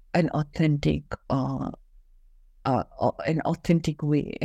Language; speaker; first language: English; non-native, local second language; Malayalam